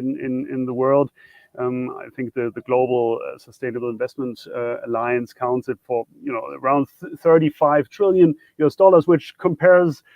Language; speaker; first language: English; non-native, fluent; German